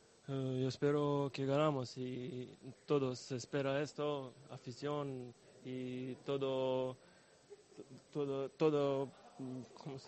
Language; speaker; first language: Spanish; non-native, learner; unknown